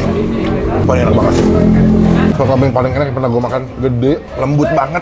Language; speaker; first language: Indonesian; native; Indonesian